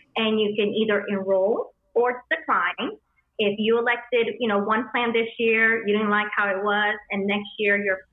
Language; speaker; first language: English; early bilingual, other home language; Spanish